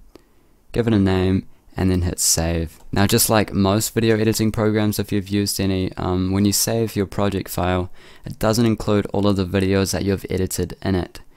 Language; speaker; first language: English; native; English